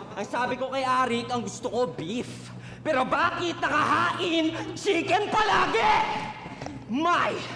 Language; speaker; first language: Filipino; native; Filipino